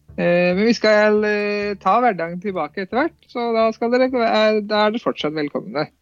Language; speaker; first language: Norwegian; early bilingual, other home language; Punjabi